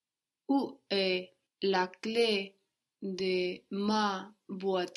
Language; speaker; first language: French; non-native, learner; English